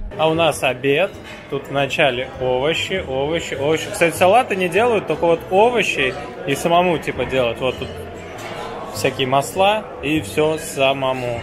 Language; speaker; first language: Russian; native; Russian